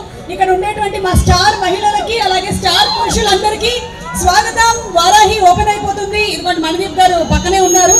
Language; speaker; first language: Telugu; native; Telugu